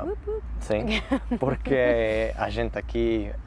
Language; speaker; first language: Portuguese; non-native, learner; English